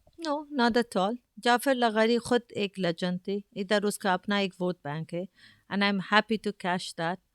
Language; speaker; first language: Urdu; early bilingual, heritage; Urdu